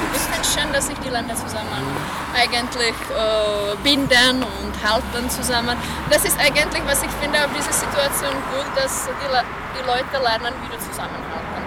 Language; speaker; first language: German; non-native, fluent; Czech